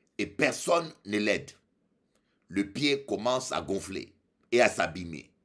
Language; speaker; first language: French; non-native, local second language; Lingala